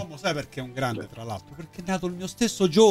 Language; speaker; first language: Italian; native; Italian